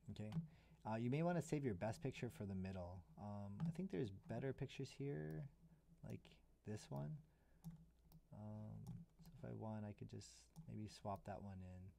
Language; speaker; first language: English; native; English